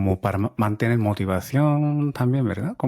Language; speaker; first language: Spanish; non-native, learner; Japanese